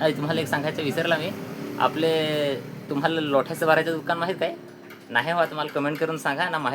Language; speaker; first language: Marathi; non-native, local second language; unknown